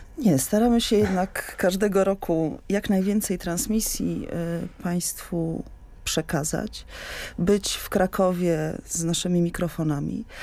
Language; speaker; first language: Polish; native; Polish